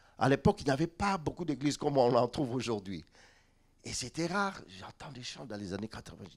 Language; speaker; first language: French; non-native, local second language; Lingala